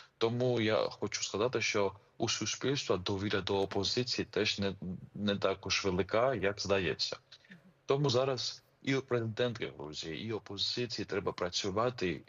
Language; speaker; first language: Ukrainian; non-native, fluent; Georgian